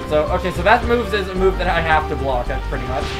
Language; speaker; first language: English; native; English